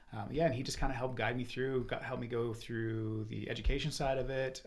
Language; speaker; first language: English; native; English